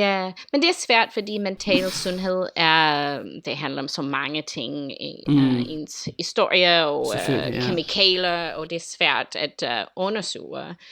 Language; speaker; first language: Danish; non-native, learner; English